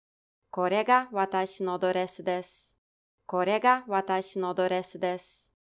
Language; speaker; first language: Japanese; non-native, fluent; Lithuanian